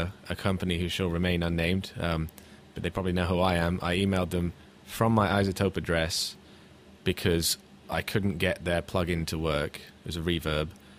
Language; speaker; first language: English; native; English